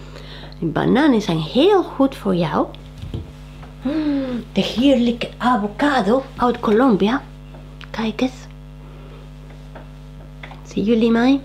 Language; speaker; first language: Dutch; non-native, fluent; Spanish